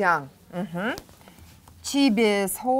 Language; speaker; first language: Korean; non-native, fluent; Russian